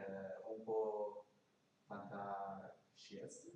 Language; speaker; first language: Italian; non-native, learner; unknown